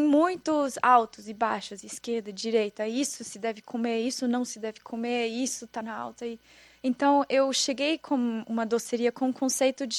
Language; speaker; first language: Portuguese; non-native, fluent; German